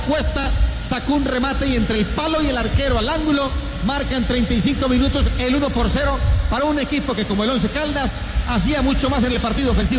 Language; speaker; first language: Spanish; native; Spanish